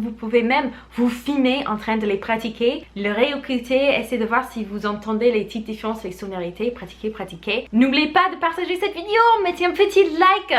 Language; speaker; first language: French; non-native, fluent; English